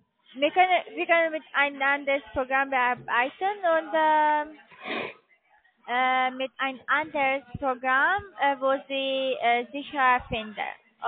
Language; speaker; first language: German; non-native, learner; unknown